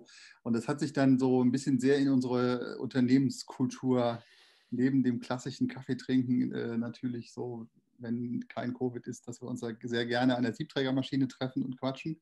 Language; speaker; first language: German; native; German